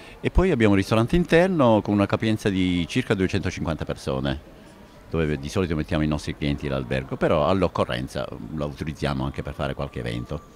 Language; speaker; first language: Italian; native; Italian